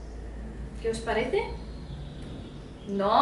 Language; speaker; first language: Spanish; non-native, fluent; Russian